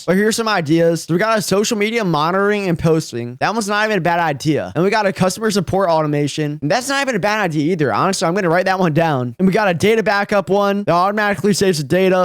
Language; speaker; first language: English; native; English